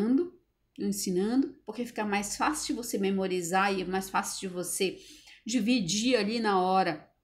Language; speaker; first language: Portuguese; native; Portuguese